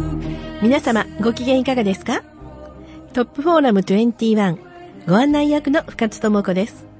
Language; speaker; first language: Japanese; native; Japanese